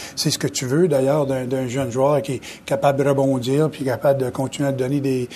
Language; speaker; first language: French; native; French